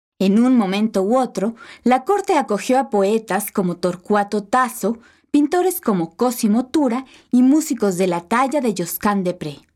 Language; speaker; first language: Spanish; native; Spanish